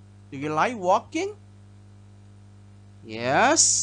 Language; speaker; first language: English; non-native, fluent; Thai